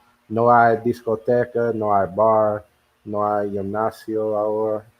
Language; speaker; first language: Spanish; non-native, learner; English